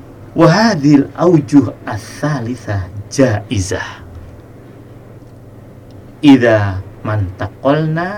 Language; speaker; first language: Arabic; non-native, fluent; Indonesian